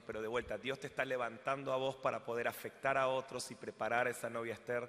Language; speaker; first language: Spanish; native; Spanish